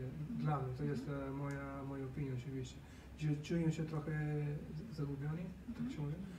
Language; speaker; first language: Polish; non-native, learner; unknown